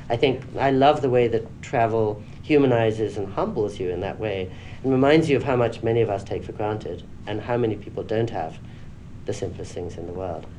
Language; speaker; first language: English; native; English